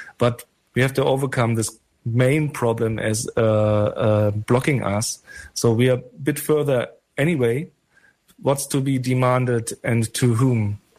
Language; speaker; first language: English; non-native, fluent; German